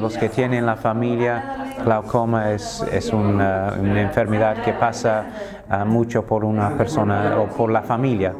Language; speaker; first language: Spanish; non-native, fluent; English